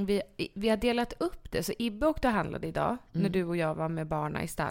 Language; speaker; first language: Swedish; native; Swedish